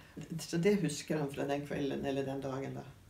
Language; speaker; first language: Norwegian; native; Norwegian